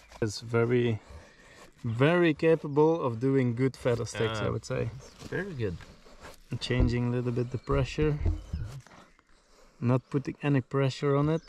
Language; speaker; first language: English; non-native, fluent; Swedish